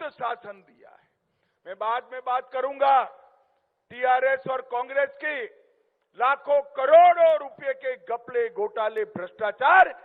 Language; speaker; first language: Hindi; non-native, local second language; Gujarati